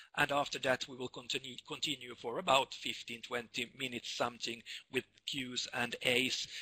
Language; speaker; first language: English; non-native, fluent; Finnish